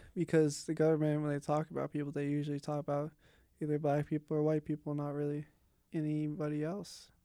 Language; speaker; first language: English; native; English